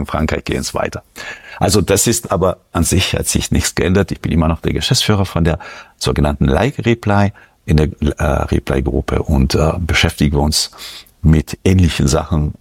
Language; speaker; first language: German; non-native, fluent; French